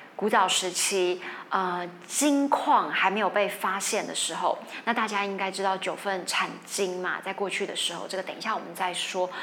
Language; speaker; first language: Chinese; native; Chinese